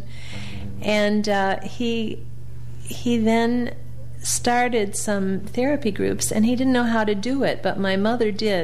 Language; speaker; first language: English; native; English